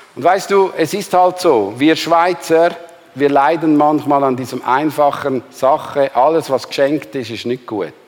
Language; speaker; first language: German; native; German